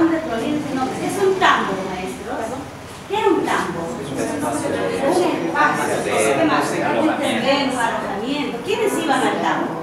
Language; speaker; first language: Spanish; native; Spanish